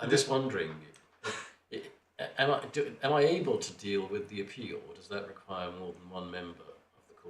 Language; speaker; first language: English; native; English